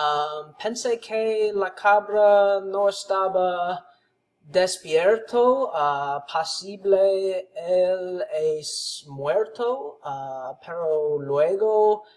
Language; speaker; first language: Spanish; non-native, learner; English